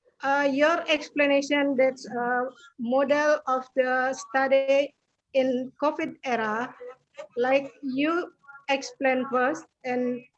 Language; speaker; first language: English; non-native, learner; Indonesian